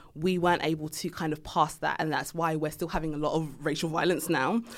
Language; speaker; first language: English; native; English